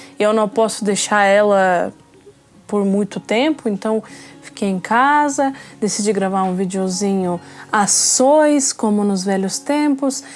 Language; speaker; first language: Portuguese; non-native, fluent; Russian